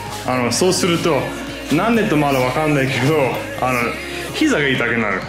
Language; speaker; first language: Japanese; non-native, fluent; English